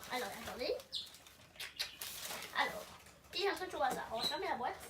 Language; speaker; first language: French; native; French